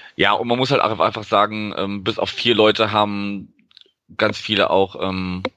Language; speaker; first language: German; native; German